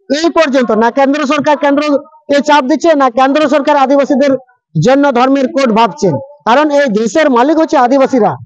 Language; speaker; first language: Bangla; non-native, local second language; Santali